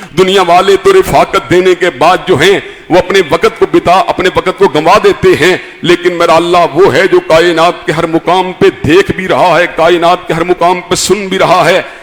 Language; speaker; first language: Urdu; non-native, local second language; Punjabi